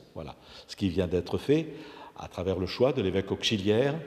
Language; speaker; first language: French; native; French